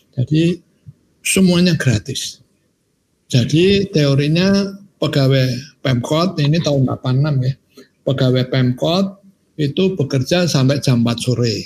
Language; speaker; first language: Indonesian; non-native, local second language; Javanese